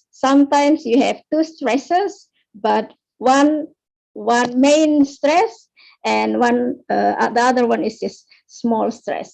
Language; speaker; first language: English; non-native, fluent; Indonesian